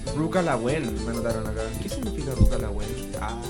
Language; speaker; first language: Spanish; non-native, local second language; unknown